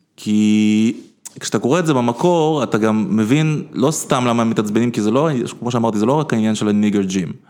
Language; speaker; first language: Hebrew; early bilingual, other home language; Russian